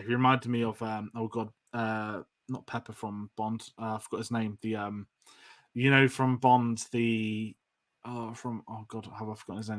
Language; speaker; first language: English; native; English